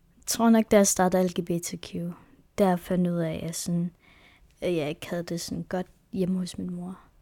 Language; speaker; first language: Danish; non-native, local second language; Kalaallisut